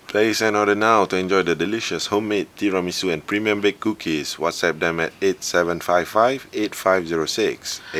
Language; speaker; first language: English; non-native, local second language; Malay